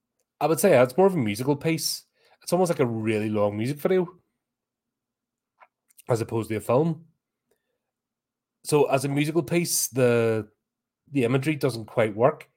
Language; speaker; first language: English; native; English